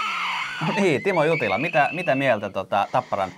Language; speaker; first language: Finnish; native; Finnish